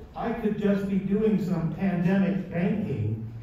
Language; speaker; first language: English; native; English